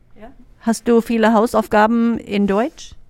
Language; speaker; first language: German; non-native, fluent; English